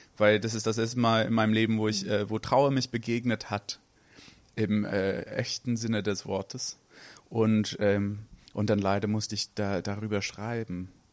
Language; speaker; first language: German; non-native, fluent; English